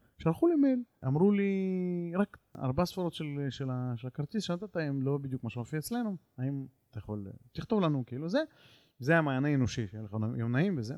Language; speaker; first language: Hebrew; native; Hebrew